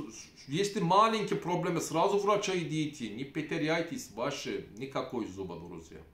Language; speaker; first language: Russian; non-native, learner; Turkish